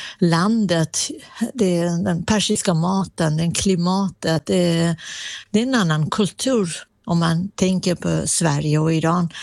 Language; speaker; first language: Swedish; non-native, fluent; Persian